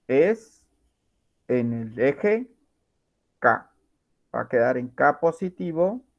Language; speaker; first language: Spanish; native; Spanish